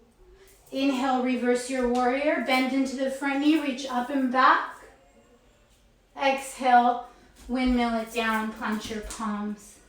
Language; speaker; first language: English; native; English